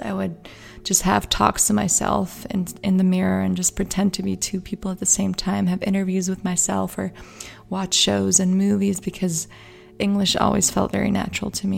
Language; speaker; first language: English; non-native, fluent; Swiss German